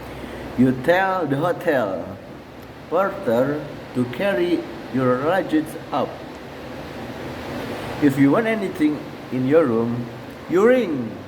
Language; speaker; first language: English; non-native, learner; Indonesian